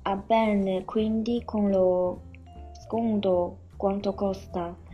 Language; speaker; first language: Italian; non-native, learner; Chinese